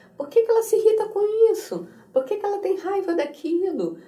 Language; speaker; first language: Portuguese; native; Portuguese